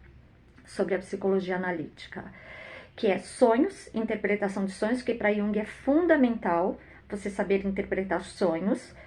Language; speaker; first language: Portuguese; native; Portuguese